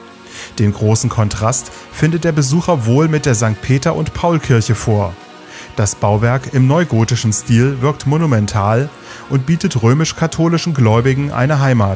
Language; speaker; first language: German; native; German